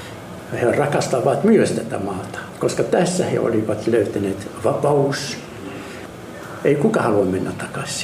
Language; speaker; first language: Finnish; non-native, fluent; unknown